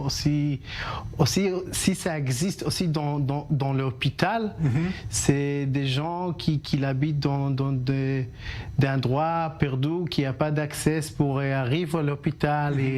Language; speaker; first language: French; non-native, learner; Hebrew